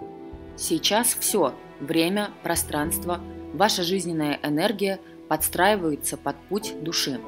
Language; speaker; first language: Russian; native; Russian